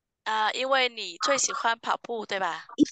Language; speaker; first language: Chinese; non-native, fluent; Vietnamese